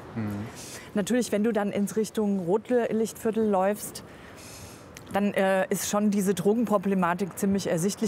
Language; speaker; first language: German; native; German